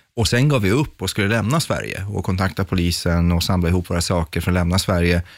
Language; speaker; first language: Swedish; early bilingual, other home language; Persian